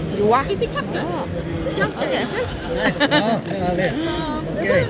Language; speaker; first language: Swedish; non-native, learner; Thai